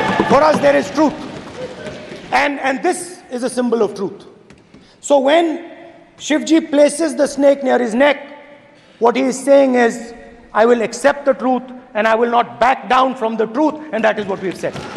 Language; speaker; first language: English; non-native, local second language; Hindi